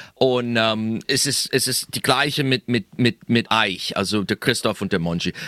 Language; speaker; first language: German; non-native, fluent; English